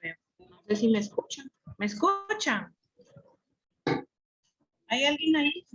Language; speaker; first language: Spanish; native; Spanish